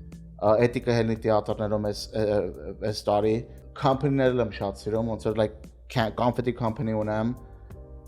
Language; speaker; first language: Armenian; early bilingual, heritage; Armenian